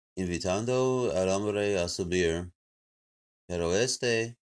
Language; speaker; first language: Spanish; non-native, learner; English